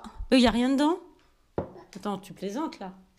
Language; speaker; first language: French; native; French